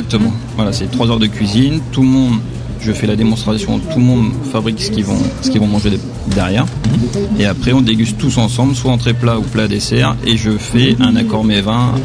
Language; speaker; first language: French; native; French